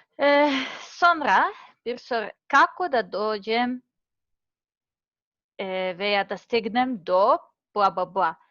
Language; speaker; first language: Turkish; non-native, learner; Serbian